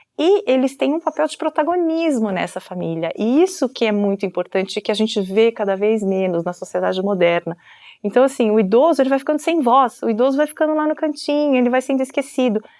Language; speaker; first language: Portuguese; native; Portuguese